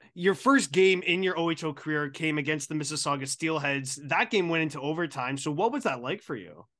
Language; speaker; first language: English; native; English